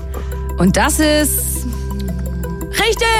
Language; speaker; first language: German; native; German